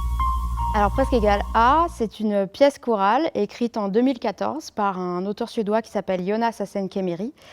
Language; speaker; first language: French; native; French